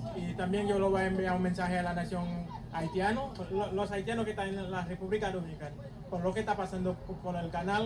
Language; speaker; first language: Spanish; non-native, fluent; Haitian Creole